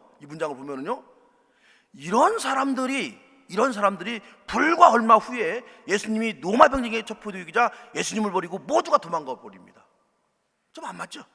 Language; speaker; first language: Korean; native; Korean